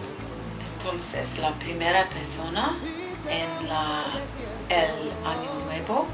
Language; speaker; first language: Spanish; non-native, learner; English